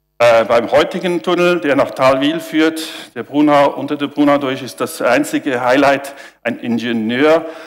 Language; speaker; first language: German; native; German